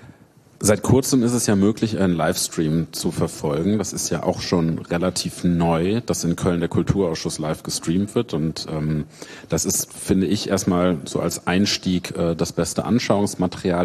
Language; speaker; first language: German; native; German